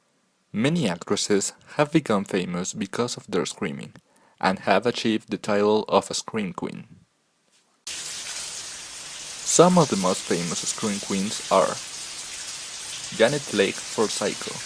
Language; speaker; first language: English; non-native, fluent; Spanish